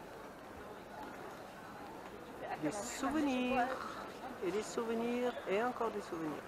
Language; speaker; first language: French; native; French